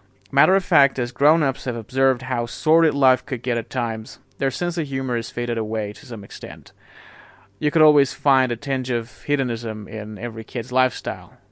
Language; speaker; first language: English; non-native, fluent; Persian